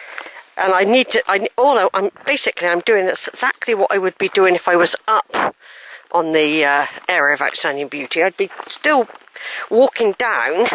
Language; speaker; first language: English; native; English